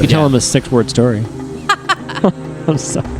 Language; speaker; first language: English; native; English